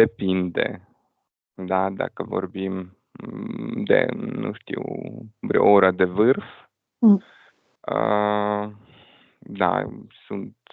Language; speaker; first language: Romanian; non-native, fluent; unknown